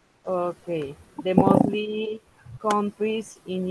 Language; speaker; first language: English; non-native, local second language; Spanish